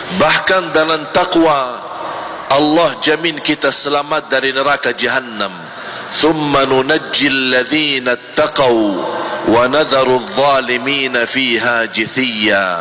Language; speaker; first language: Malay; non-native, fluent; Arabic